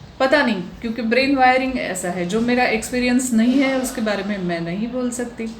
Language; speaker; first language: Hindi; non-native, local second language; Marathi